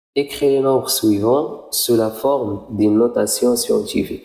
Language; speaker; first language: French; non-native, local second language; Arabic